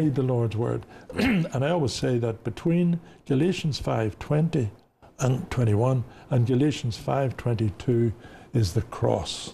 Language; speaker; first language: English; native; English